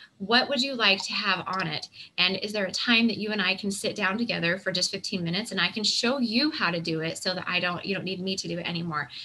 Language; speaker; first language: English; native; English